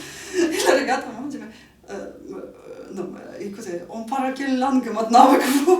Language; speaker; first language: French; non-native, fluent; Ukrainian